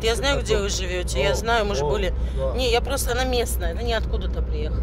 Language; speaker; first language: Russian; native; Russian